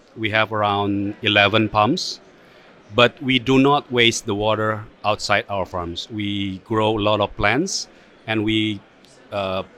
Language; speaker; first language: English; non-native, fluent; Indonesian